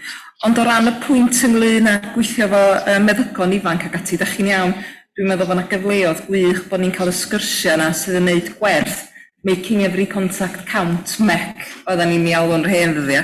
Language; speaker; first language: Welsh; native; Welsh